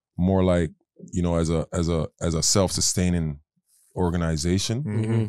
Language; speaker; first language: English; native; English